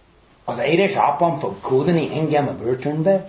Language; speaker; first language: Hungarian; early bilingual, heritage; English